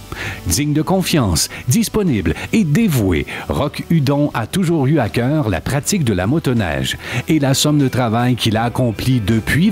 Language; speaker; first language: French; native; French